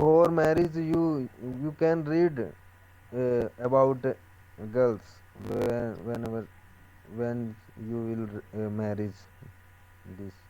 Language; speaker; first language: English; non-native, learner; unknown